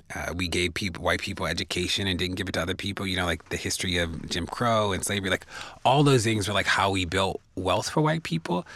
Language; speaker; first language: English; native; English